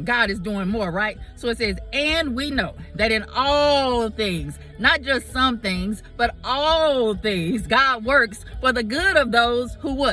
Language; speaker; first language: English; native; English